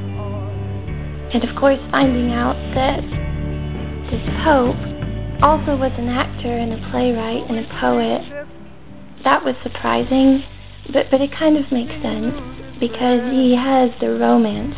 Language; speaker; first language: English; native; English